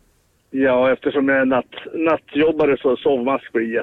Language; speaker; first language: Swedish; native; Swedish